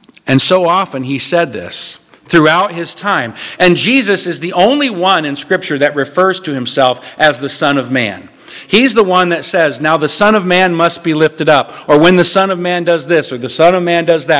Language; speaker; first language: English; native; English